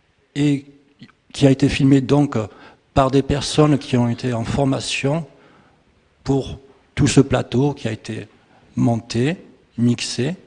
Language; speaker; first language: French; native; French